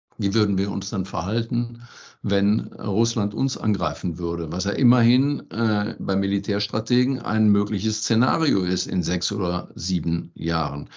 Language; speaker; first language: German; native; German